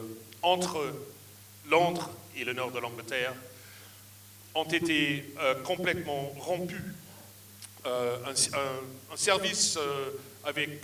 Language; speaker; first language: French; non-native, fluent; English